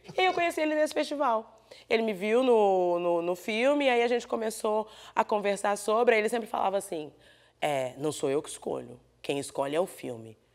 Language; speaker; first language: Portuguese; native; Portuguese